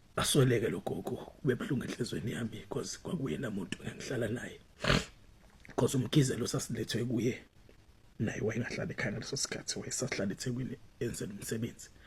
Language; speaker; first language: Zulu; native; Zulu